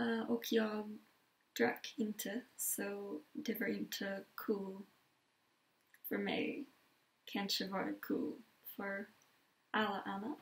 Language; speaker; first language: Swedish; non-native, learner; English